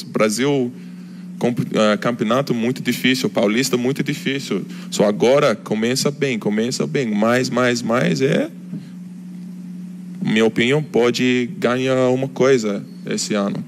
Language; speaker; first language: Portuguese; non-native, learner; Turkish